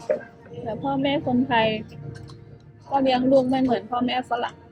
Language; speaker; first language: Thai; native; Thai